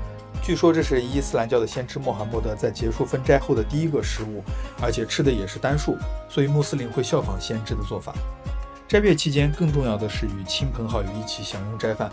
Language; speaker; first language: Chinese; native; Chinese